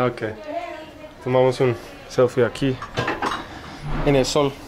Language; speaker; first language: Spanish; non-native, learner; English